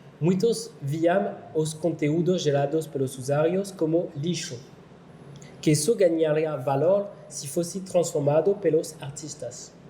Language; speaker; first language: Portuguese; non-native, learner; French